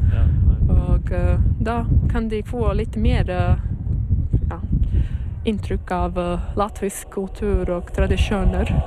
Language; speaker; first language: Norwegian; non-native, learner; Latvian